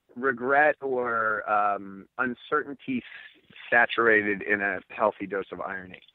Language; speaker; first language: English; native; English